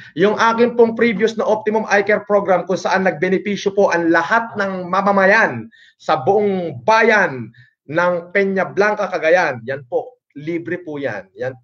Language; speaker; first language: Filipino; non-native, local second language; Iloko